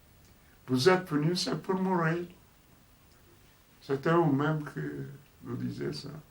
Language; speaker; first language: French; non-native, fluent; Portuguese